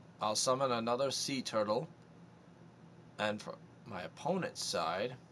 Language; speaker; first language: English; native; English